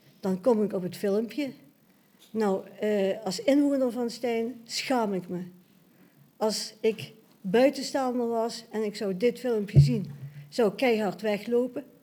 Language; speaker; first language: Dutch; native; Dutch